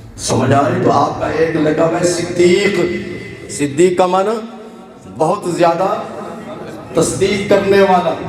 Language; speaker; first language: Urdu; non-native, local second language; Punjabi